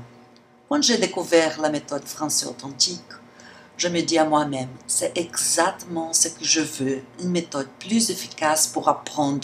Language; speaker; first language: French; non-native, learner; Portuguese